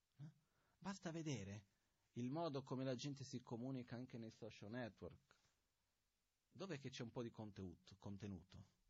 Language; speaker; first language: Italian; non-native, fluent; Portuguese